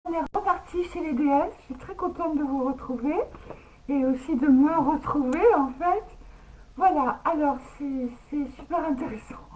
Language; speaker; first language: French; native; French